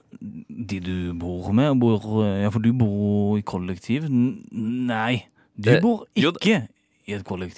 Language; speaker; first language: Norwegian; native; Norwegian